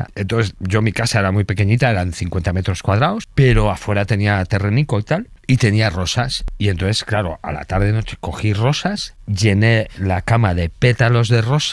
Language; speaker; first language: Spanish; native; Spanish